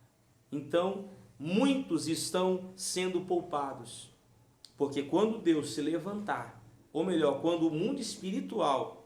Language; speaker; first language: Portuguese; native; Portuguese